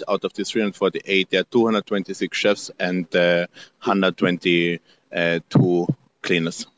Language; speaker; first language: English; non-native, fluent; German